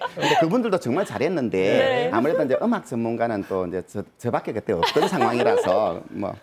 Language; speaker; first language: Korean; native; Korean